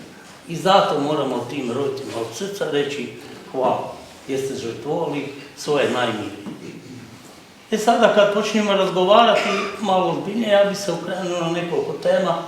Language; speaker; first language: Croatian; native; Croatian